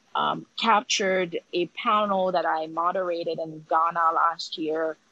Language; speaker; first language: English; early bilingual, other home language; Haitian Creole